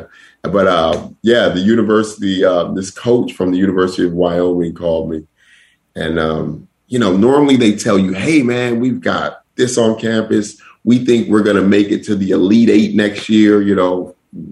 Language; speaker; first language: English; native; English